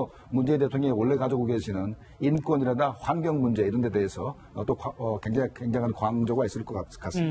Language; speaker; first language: Korean; native; Korean